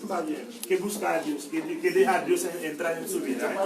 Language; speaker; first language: Spanish; non-native, learner; Haitian Creole